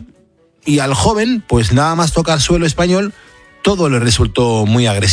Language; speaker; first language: Spanish; native; Spanish